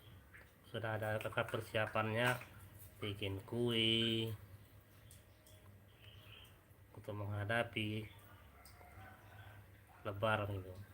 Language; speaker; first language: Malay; non-native, local second language; Minangkabau